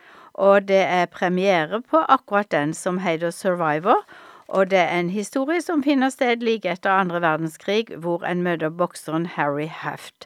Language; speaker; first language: Norwegian; native; Norwegian